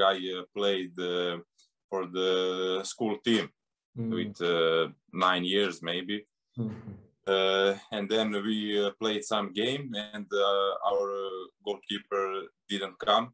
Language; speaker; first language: English; non-native, learner; Serbian